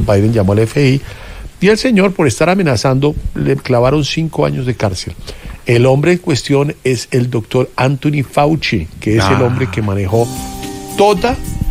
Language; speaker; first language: Spanish; native; Spanish